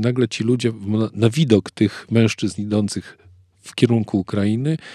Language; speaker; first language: Polish; native; Polish